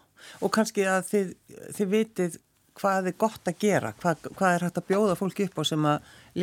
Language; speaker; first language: Icelandic; native; Icelandic